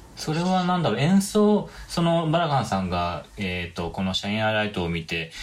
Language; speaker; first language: Japanese; native; Japanese